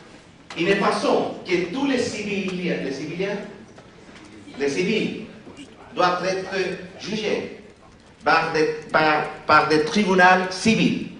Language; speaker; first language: French; non-native, fluent; Spanish